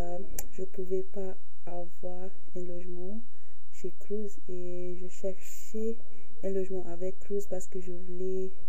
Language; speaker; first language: French; non-native, fluent; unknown